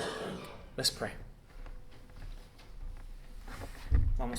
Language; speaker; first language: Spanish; non-native, fluent; English